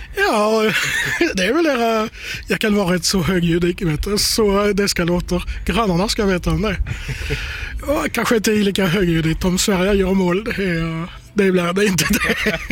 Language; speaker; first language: Swedish; non-native, fluent; French